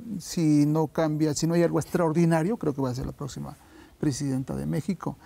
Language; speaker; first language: Spanish; native; Spanish